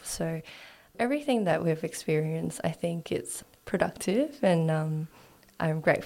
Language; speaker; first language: English; non-native, local second language; Cantonese